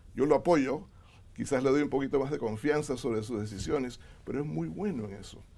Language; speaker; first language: Spanish; native; Spanish